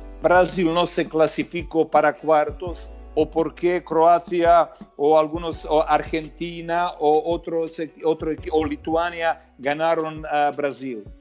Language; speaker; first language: Spanish; non-native, fluent; Croatian